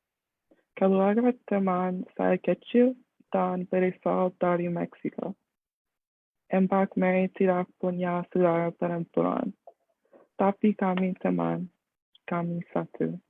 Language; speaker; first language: Indonesian; non-native, learner; English